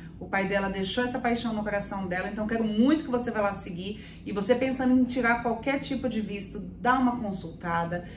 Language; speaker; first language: Portuguese; native; Portuguese